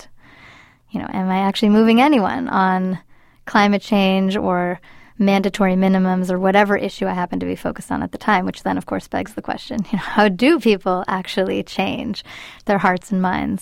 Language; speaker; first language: English; early bilingual, other home language; Spanish